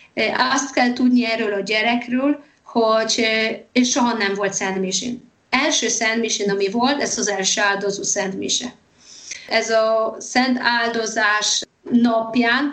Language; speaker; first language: Hungarian; non-native, fluent; Polish